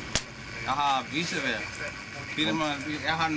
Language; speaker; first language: Danish; non-native, learner; Bangla